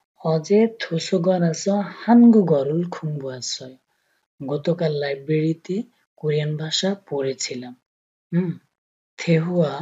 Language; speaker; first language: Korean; non-native, fluent; Bangla